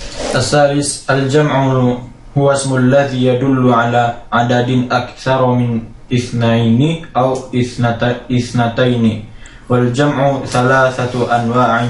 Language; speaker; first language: Arabic; non-native, learner; Indonesian